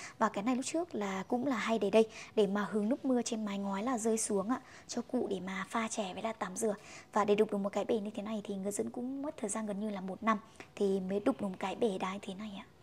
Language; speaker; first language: Vietnamese; non-native, local second language; Hmong